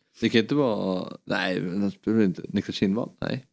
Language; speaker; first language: Swedish; native; Swedish